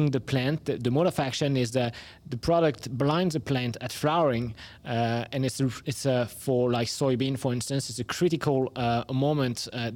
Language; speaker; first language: English; non-native, fluent; French